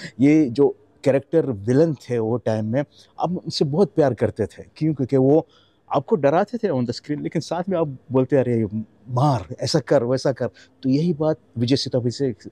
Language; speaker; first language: Hindi; non-native, fluent; Arabic